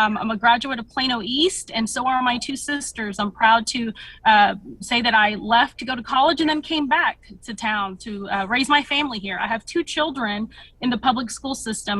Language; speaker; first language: English; early bilingual, other home language; Spanish